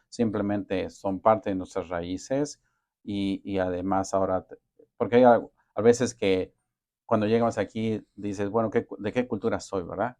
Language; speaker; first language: Spanish; native; Spanish